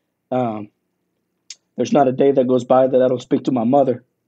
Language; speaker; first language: English; early bilingual, other home language; Spanish